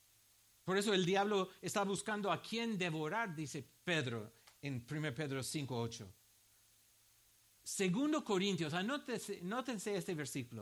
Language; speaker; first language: Spanish; non-native, fluent; English